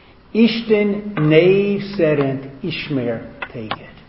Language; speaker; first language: Hungarian; non-native, learner; English